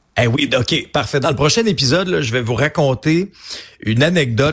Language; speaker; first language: French; native; French